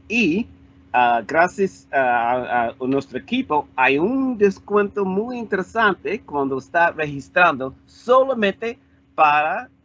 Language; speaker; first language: Spanish; non-native, fluent; English